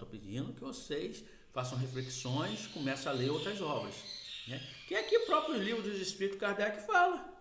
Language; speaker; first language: Portuguese; native; Portuguese